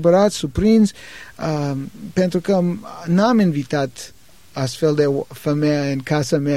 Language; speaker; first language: Romanian; non-native, learner; English